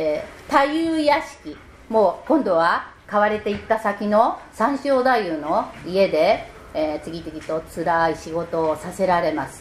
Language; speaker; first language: Japanese; native; Japanese